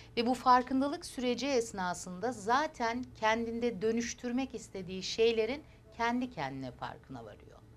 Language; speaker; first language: Turkish; early bilingual, heritage; Turkish